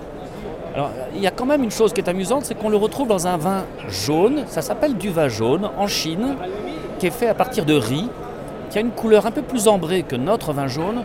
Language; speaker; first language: French; native; French